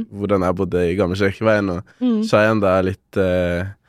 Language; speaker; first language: Norwegian; early bilingual, other home language; Kinyarwanda